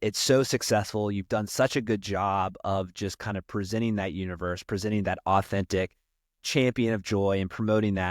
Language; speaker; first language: English; native; English